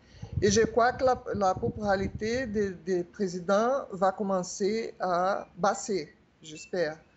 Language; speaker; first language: French; non-native, fluent; Portuguese